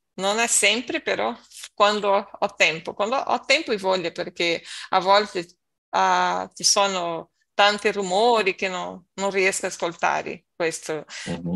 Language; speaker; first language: Italian; non-native, learner; Portuguese